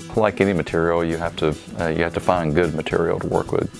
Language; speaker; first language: English; native; English